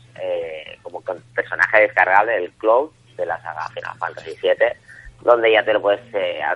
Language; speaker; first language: Spanish; non-native, local second language; Catalan